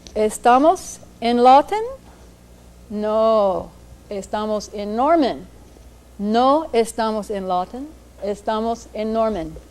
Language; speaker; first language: Spanish; non-native, learner; English